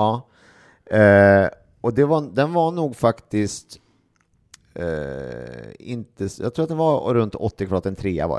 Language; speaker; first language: Swedish; native; Swedish